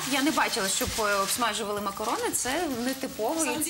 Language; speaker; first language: Ukrainian; native; Ukrainian